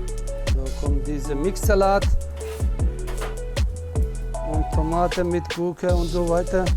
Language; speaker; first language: German; non-native, learner; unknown